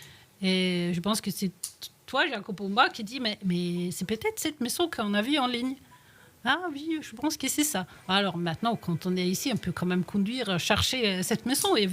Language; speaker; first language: French; non-native, fluent; Norwegian